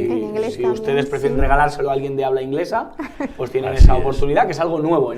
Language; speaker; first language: Spanish; native; Spanish